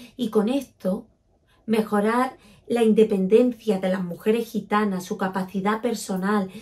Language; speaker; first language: Spanish; native; Spanish